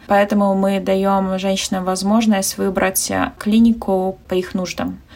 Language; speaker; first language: Russian; native; Russian